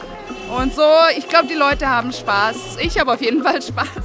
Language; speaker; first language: German; native; German